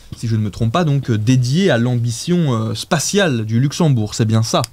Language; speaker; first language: French; native; French